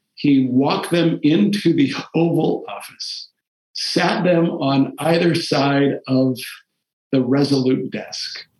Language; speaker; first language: English; early bilingual, other home language; Portuguese